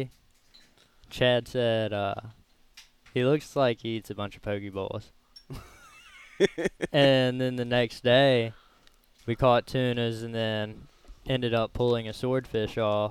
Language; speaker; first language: English; native; English